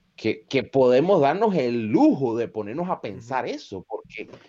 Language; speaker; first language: Spanish; native; Spanish